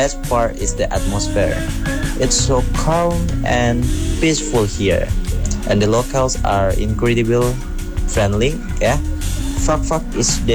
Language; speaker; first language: English; non-native, fluent; Indonesian